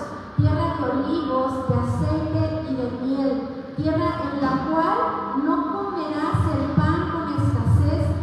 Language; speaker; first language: Spanish; native; Spanish